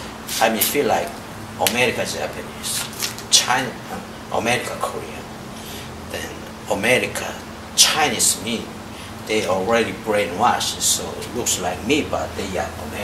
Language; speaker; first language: English; non-native, learner; Korean